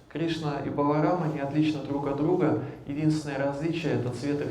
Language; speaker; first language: Russian; native; Russian